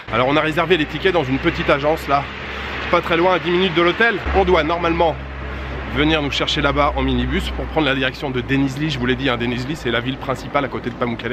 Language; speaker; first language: French; native; French